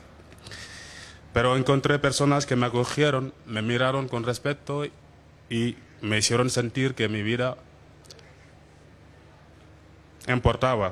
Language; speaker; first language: Spanish; non-native, fluent; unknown